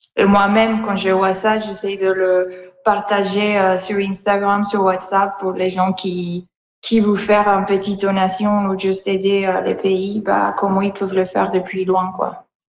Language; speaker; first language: French; non-native, fluent; Spanish